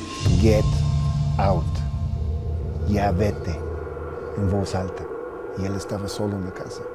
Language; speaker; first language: Spanish; early bilingual, heritage; English